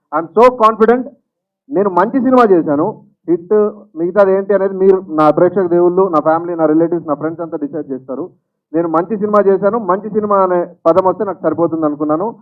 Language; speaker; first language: Telugu; native; Telugu